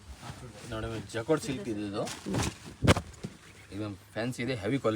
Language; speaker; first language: Kannada; non-native, local second language; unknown